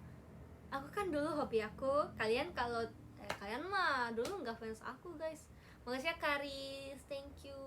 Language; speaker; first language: Indonesian; native; Indonesian